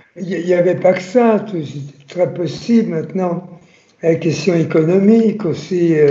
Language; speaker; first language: French; early bilingual, other home language; Italian